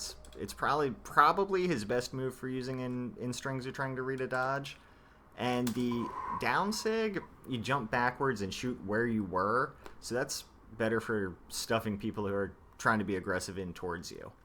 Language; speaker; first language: English; native; English